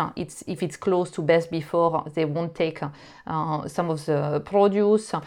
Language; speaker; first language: English; non-native, fluent; French